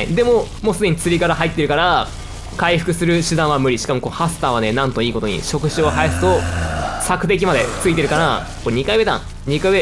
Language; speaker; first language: Japanese; native; Japanese